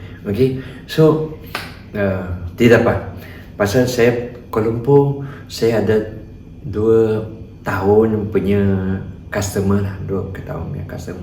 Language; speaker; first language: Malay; non-native, local second language; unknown